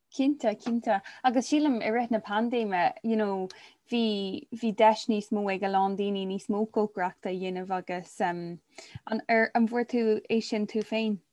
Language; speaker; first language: Irish; non-native, local second language; English